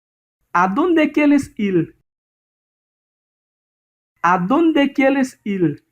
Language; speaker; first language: Spanish; non-native, learner; Haitian Creole